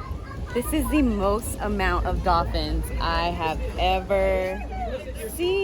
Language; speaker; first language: English; native; English